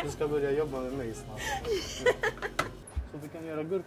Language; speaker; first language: Swedish; non-native, fluent; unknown